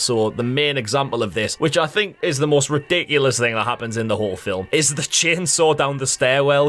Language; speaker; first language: English; native; English